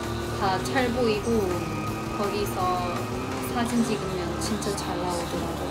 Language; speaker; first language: Korean; non-native, fluent; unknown